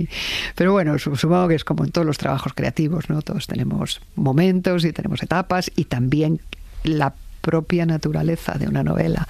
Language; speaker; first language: Spanish; native; Spanish